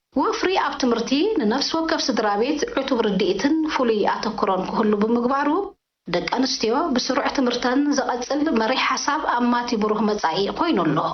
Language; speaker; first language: Tigrinya; native; Tigrinya